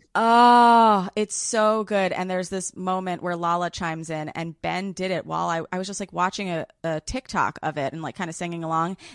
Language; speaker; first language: English; native; English